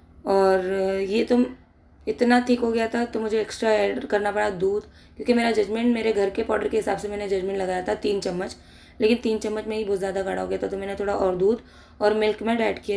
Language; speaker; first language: Hindi; native; Hindi